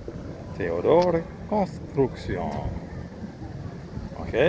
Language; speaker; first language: Spanish; non-native, learner; Haitian Creole